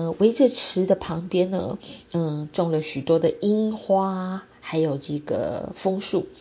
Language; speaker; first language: Chinese; native; Chinese